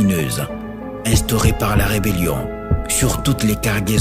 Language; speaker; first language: French; non-native, local second language; Swahili